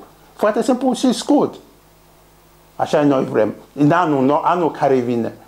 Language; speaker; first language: Romanian; non-native, learner; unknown